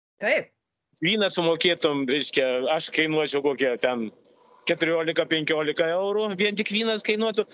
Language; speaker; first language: Lithuanian; non-native, local second language; Russian